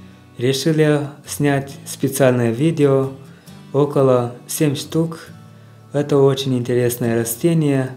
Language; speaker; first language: Russian; non-native, learner; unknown